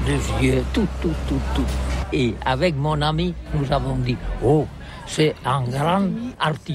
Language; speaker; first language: French; non-native, learner; Catalan